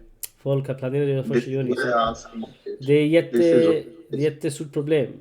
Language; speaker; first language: Swedish; non-native, learner; Urdu